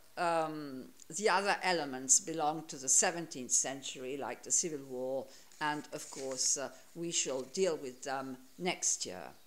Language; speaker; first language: English; non-native, fluent; Italian